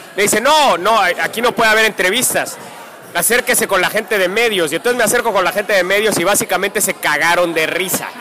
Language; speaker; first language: Spanish; native; Spanish